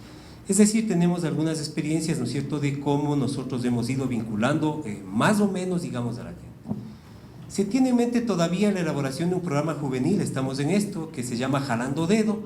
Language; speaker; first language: Spanish; native; Spanish